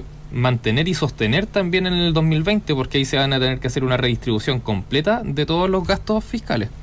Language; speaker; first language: Spanish; native; Spanish